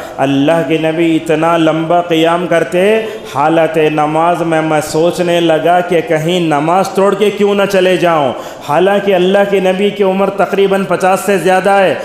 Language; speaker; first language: Urdu; native; Urdu